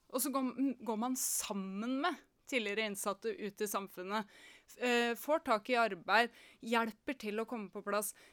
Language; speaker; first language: Norwegian; native; Norwegian